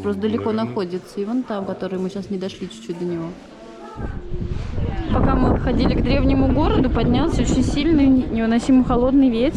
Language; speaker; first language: Russian; native; Russian